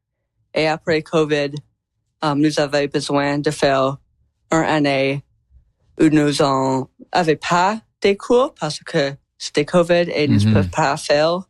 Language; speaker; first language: French; non-native, local second language; English